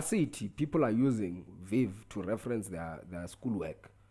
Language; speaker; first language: English; non-native, local second language; Tsonga